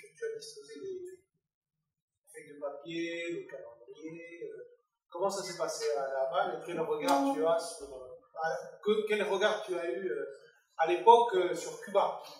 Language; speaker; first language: French; native; French